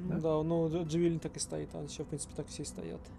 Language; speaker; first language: Russian; native; Russian